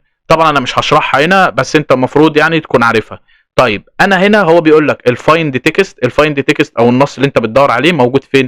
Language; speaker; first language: Arabic; native; Arabic